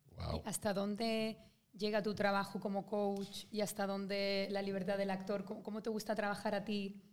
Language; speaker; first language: Spanish; native; Spanish